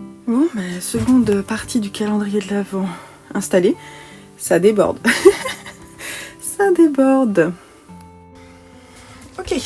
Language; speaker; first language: French; native; French